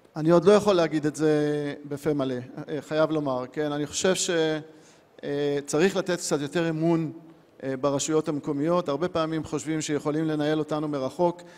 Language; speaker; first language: Hebrew; native; Hebrew